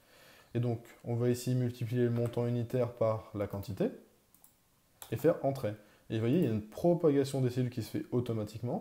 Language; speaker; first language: French; native; French